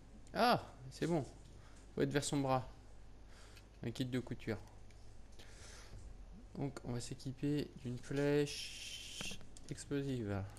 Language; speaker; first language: French; native; French